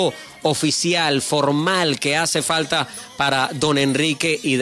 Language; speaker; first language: Spanish; native; Spanish